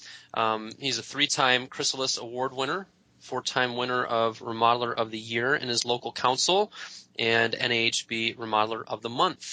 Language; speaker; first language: English; native; English